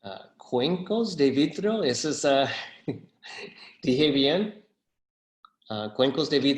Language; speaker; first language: Spanish; non-native, fluent; English